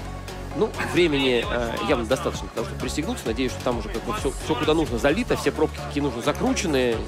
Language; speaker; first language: Russian; native; Russian